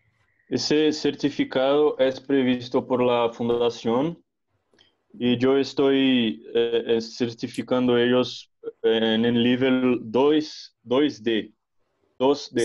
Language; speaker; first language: Spanish; non-native, learner; Portuguese